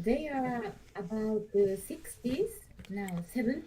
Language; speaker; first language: English; non-native, learner; Japanese